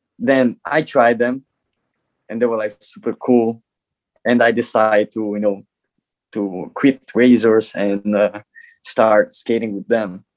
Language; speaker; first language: English; non-native, learner; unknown